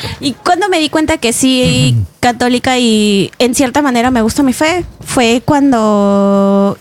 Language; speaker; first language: Spanish; native; Spanish